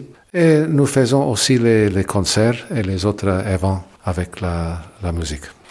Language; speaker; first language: French; non-native, learner; English